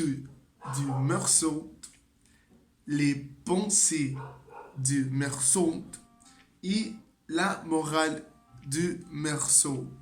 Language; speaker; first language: French; non-native, learner; Spanish